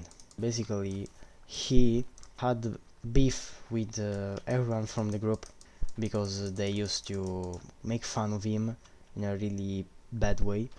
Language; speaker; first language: English; non-native, fluent; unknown